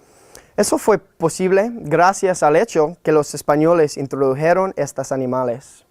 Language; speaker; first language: Spanish; non-native, learner; English